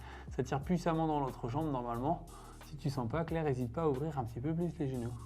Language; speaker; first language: French; native; French